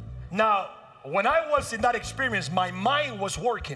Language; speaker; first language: English; early bilingual, other home language; Spanish